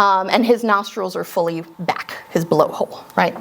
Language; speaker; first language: English; native; English